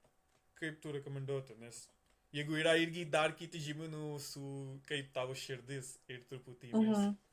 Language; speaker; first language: Lithuanian; non-native, learner; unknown